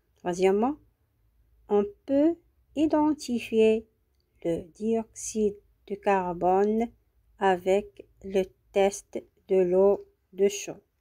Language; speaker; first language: French; non-native, local second language; Arabic